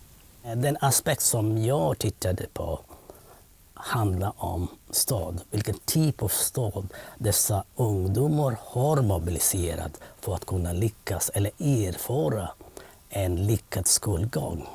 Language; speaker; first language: Swedish; non-native, fluent; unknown